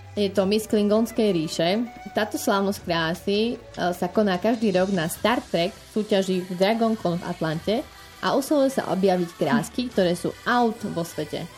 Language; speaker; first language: Slovak; native; Slovak